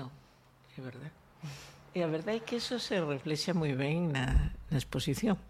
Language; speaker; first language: Galician; non-native, local second language; Spanish